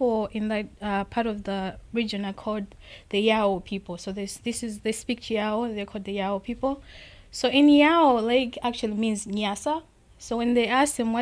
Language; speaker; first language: English; non-native, local second language; Nyanja